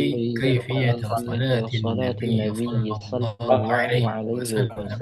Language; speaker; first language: Arabic; non-native, learner; Indonesian